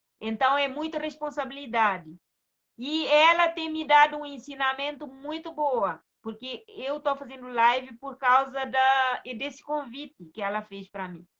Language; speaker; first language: Portuguese; non-native, fluent; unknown